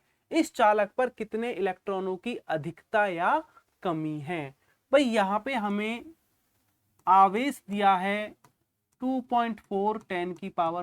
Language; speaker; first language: Hindi; native; Hindi